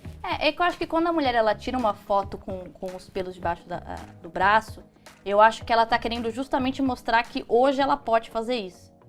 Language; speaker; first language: Portuguese; native; Portuguese